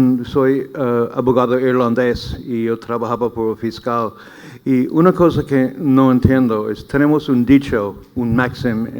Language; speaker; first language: Spanish; non-native, learner; English